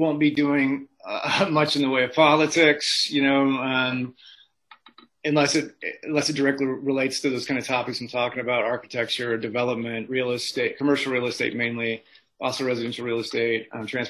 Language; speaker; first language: English; native; English